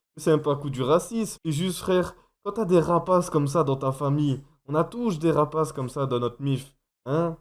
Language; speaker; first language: French; native; French